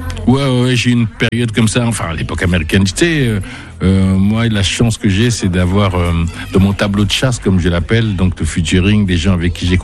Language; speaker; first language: French; native; French